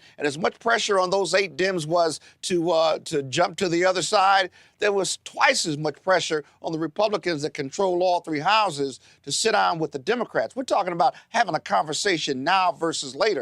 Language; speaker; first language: English; native; English